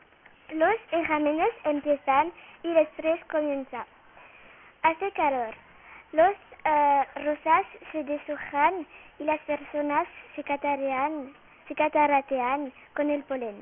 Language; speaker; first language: Spanish; non-native, learner; French